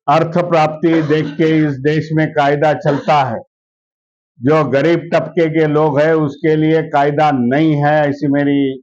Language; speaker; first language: Hindi; non-native, local second language; Marathi